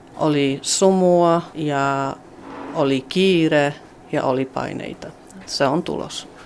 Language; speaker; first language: Finnish; non-native, fluent; Polish